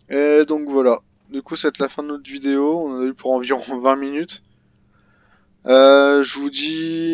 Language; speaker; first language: French; native; French